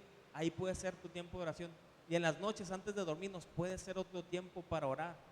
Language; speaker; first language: Spanish; native; Spanish